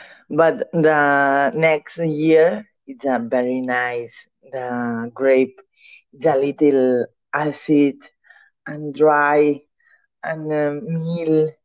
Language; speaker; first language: English; non-native, learner; Catalan